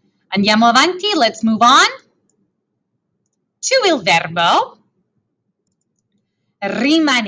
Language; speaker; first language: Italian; non-native, fluent; English